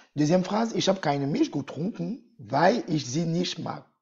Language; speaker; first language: German; non-native, fluent; French